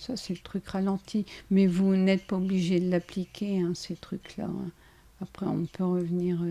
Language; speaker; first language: French; native; French